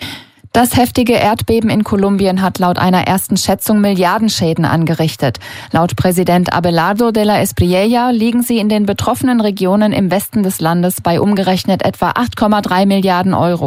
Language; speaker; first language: German; native; German